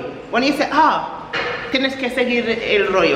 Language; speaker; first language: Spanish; non-native, fluent; English